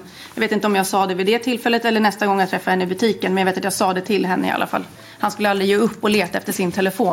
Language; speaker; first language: Swedish; native; Swedish